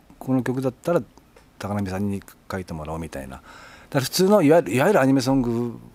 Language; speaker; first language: Japanese; native; Japanese